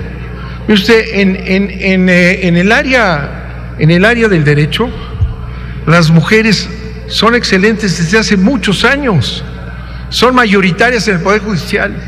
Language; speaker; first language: Spanish; native; Spanish